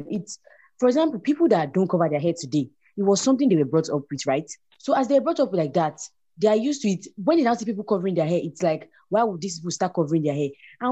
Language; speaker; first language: English; non-native, local second language; Yoruba